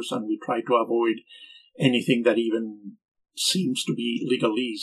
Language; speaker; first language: English; non-native, fluent; Spanish